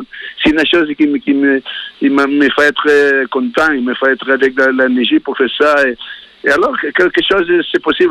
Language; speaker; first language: French; non-native, learner; Spanish